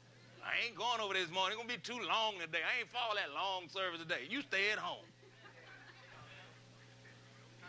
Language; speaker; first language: English; native; English